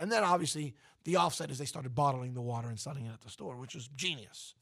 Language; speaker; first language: English; early bilingual, other home language; Spanish